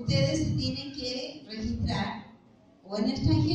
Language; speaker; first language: Spanish; native; Spanish